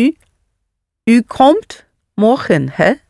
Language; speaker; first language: Dutch; non-native, learner; English